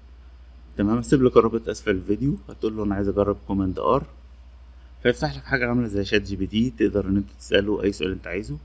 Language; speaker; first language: Arabic; native; Arabic